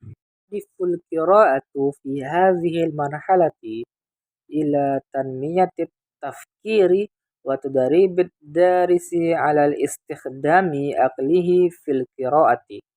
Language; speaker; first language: Arabic; non-native, learner; Indonesian